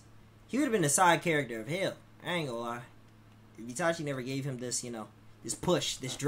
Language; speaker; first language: English; native; English